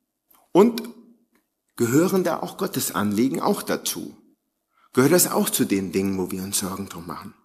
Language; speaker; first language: German; native; German